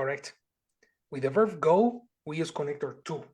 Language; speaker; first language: English; non-native, fluent; Spanish